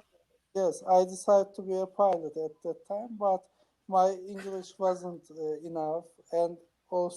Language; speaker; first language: English; non-native, learner; Turkish